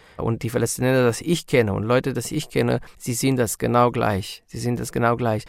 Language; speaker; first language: German; non-native, learner; Hebrew